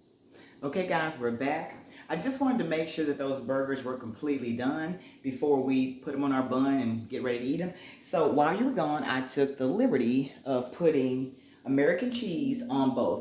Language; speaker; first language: English; native; English